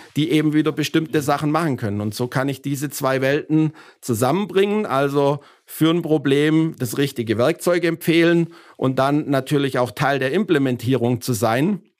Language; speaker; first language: German; native; German